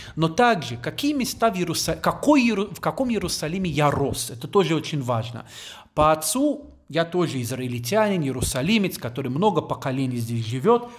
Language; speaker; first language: Russian; non-native, fluent; English